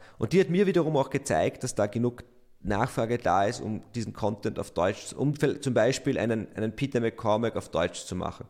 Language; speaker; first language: German; native; German